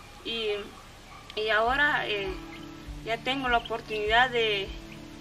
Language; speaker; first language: Spanish; non-native, local second language; Kʼicheʼ